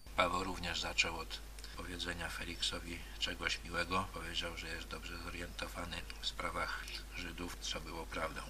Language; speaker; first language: Polish; native; Polish